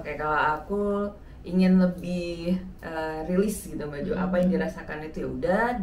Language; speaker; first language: Indonesian; native; Indonesian